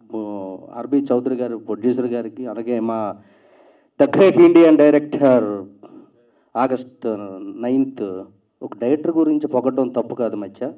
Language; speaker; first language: Telugu; native; Telugu